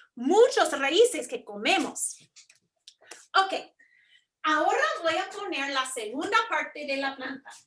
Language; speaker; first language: Spanish; non-native, fluent; English